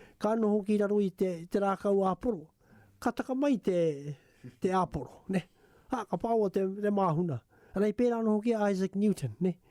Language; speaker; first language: Māori; native; Māori